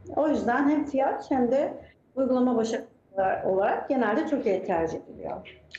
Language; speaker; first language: Turkish; native; Turkish